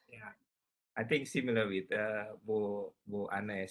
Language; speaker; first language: English; non-native, learner; Indonesian